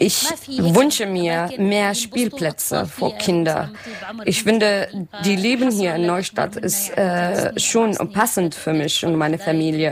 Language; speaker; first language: German; non-native, learner; Arabic